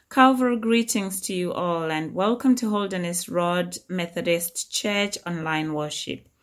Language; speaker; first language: English; non-native, local second language; Shona